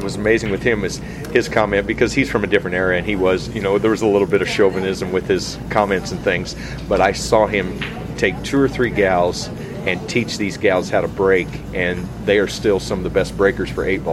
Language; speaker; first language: English; native; English